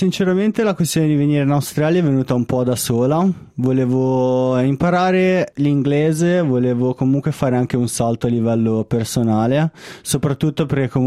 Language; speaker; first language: Italian; native; Italian